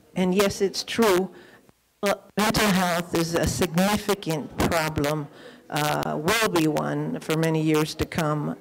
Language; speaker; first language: English; early bilingual, other home language; Spanish